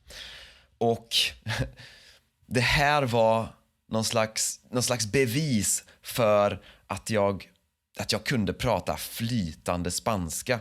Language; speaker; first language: Swedish; native; Swedish